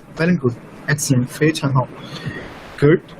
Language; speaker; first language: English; non-native, local second language; Urdu